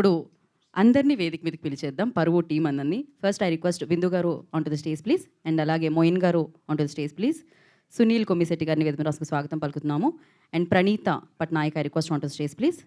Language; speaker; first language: Telugu; native; Telugu